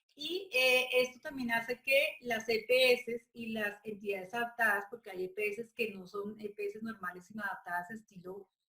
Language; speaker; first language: Spanish; native; Spanish